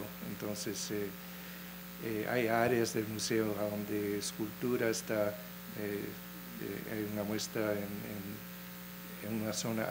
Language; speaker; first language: Spanish; non-native, fluent; English